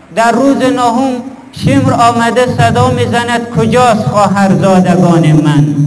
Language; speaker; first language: Persian; native; Persian